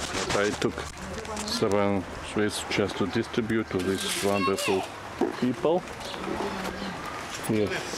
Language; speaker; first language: English; non-native, learner; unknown